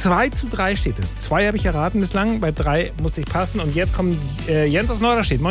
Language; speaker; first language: German; native; German